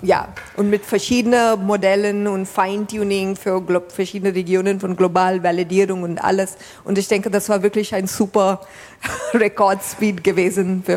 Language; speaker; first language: German; non-native, fluent; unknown